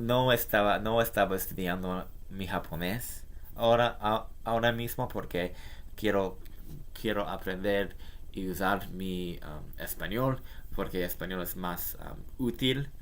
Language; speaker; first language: Spanish; non-native, learner; English